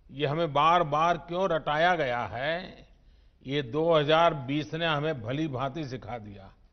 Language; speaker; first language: Hindi; non-native, local second language; Gujarati